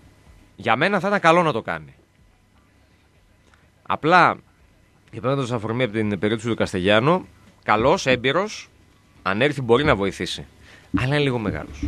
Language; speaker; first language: Greek; native; Greek